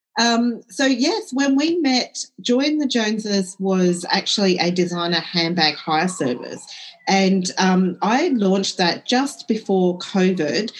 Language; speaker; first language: English; early bilingual, other home language; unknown